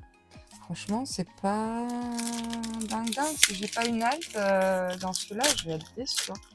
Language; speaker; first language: French; native; French